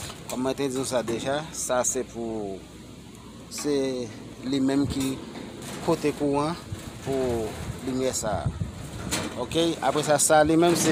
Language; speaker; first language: French; non-native, learner; Haitian Creole